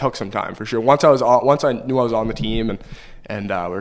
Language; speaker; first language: English; native; English